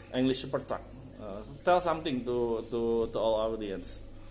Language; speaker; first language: English; non-native, learner; Indonesian